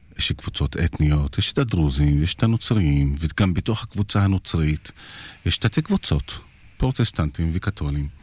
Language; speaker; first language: Hebrew; non-native, local second language; Arabic